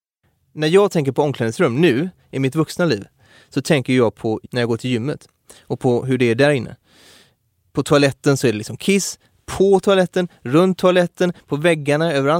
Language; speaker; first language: Swedish; native; Swedish